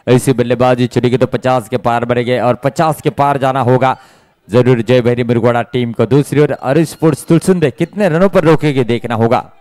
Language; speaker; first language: Hindi; non-native, local second language; Marathi